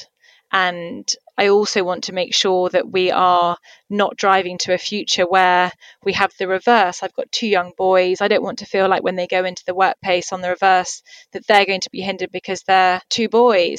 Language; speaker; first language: English; native; English